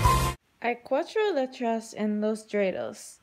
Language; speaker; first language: Spanish; non-native, learner; English